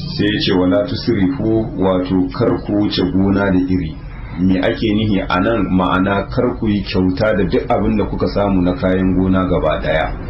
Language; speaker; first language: Hausa; native; Hausa